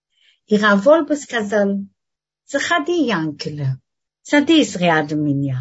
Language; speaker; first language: Russian; non-native, fluent; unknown